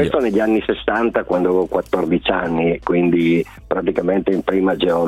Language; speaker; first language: Italian; native; Italian